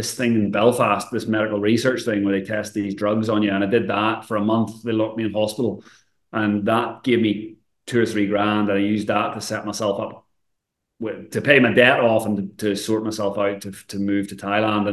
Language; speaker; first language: English; native; English